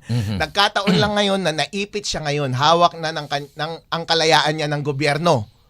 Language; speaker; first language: Filipino; non-native, local second language; Iloko